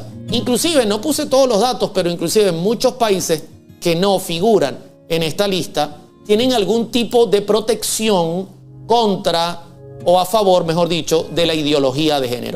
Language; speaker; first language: Spanish; native; Spanish